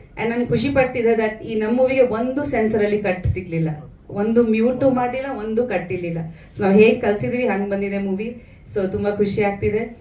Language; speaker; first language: Kannada; non-native, fluent; Bangla